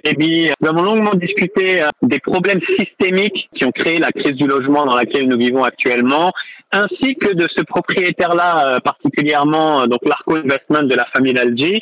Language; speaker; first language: French; native; French